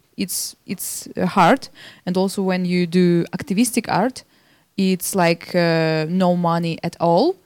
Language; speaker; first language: English; non-native, fluent; Belarusian